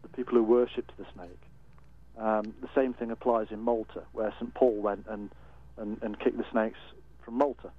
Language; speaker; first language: English; native; English